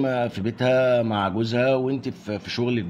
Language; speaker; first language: Arabic; native; Arabic